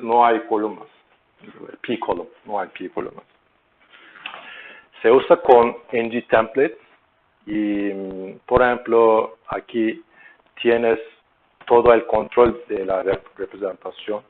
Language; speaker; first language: Spanish; non-native, learner; Turkish